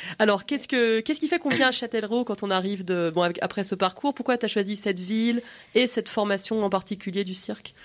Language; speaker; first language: French; native; French